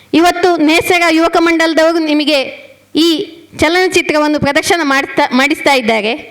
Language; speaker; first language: Kannada; native; Kannada